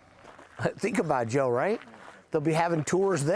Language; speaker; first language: English; native; English